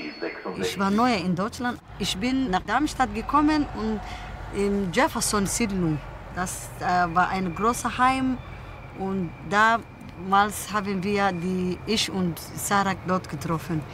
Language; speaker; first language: German; non-native, learner; Somali